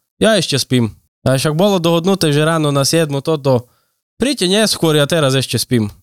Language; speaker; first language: Slovak; native; Slovak